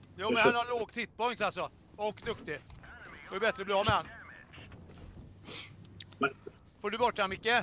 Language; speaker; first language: Swedish; native; Swedish